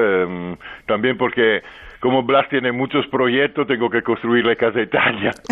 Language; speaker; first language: Spanish; non-native, fluent; Italian